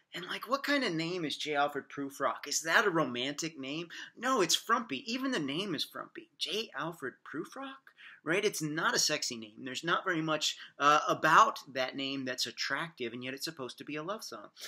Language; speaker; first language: English; native; English